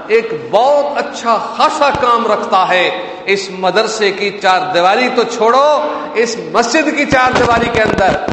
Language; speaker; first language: Urdu; native; Urdu